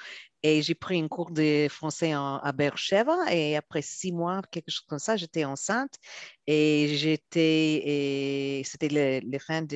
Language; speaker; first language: French; non-native, fluent; Hebrew